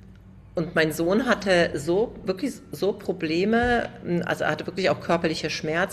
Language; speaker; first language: German; native; German